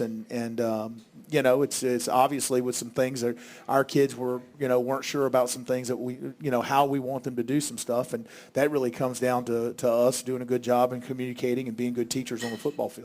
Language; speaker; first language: English; native; English